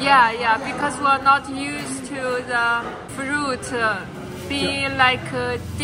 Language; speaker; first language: English; non-native, learner; Chinese